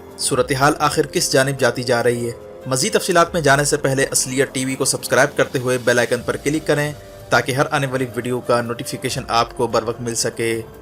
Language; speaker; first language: Urdu; native; Urdu